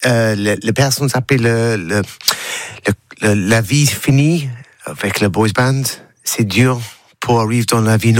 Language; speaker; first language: French; non-native, learner; English